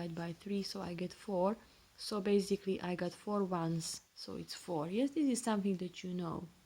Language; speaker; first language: English; non-native, fluent; Slovak